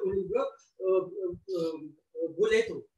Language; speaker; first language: Spanish; non-native, learner; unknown